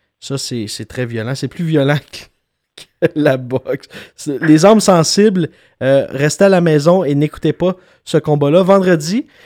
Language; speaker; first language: French; native; French